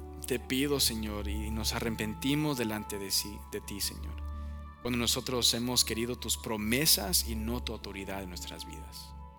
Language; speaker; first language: Spanish; early bilingual, heritage; Spanish